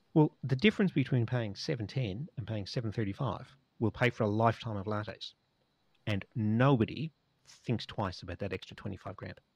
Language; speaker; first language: English; native; English